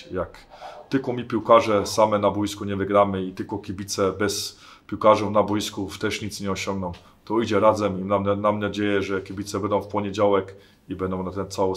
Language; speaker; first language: Polish; early bilingual, heritage; German